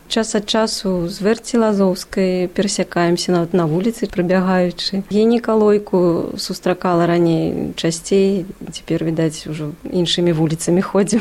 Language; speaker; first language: Belarusian; non-native, local second language; Russian